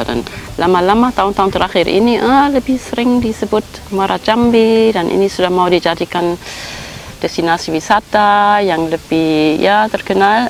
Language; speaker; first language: Indonesian; non-native, fluent; German